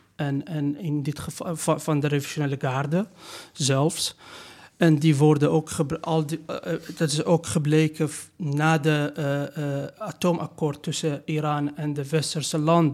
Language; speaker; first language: Dutch; non-native, fluent; Persian